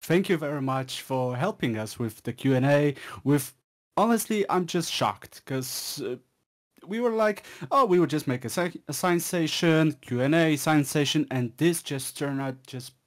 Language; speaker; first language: English; non-native, fluent; Polish